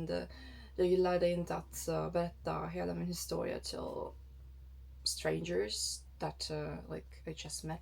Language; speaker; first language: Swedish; non-native, learner; Turkish